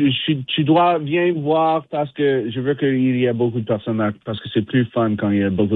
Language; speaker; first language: French; non-native, local second language; English